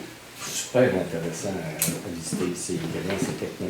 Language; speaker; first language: French; native; French